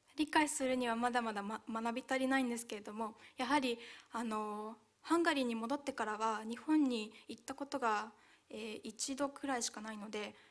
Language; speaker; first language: Japanese; early bilingual, other home language; Hungarian